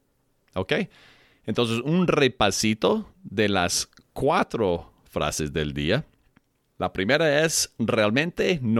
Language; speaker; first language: Spanish; non-native, fluent; English